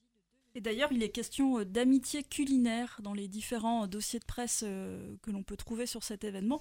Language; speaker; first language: French; native; French